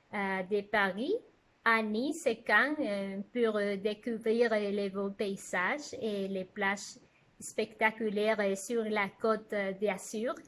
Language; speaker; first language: French; non-native, fluent; Spanish